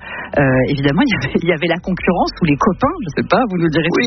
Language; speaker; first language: French; native; French